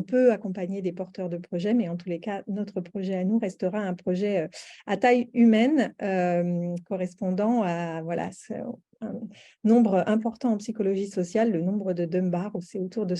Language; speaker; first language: French; native; French